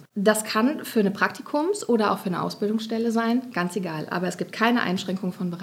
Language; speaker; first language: German; native; German